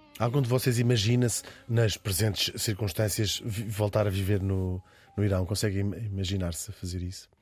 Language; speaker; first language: Portuguese; native; Portuguese